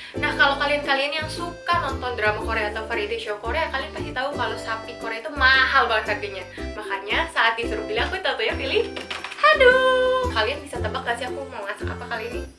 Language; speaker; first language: Indonesian; native; Indonesian